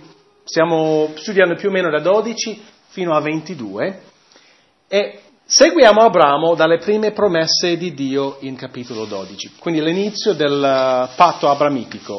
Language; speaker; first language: Italian; non-native, fluent; English